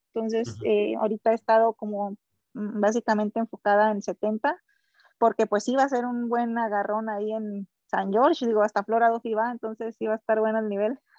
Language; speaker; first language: Spanish; native; Spanish